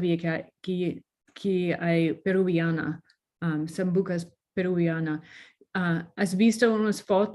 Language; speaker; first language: Spanish; non-native, learner; English